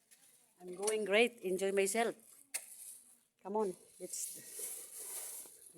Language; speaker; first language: English; non-native, learner; Filipino